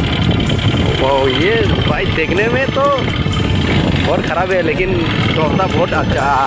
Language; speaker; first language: Hindi; non-native, local second language; Kok Borok